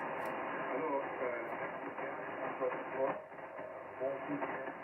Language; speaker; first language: French; non-native, learner; German